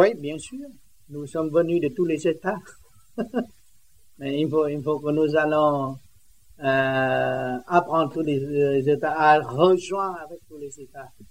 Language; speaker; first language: French; non-native, learner; Vietnamese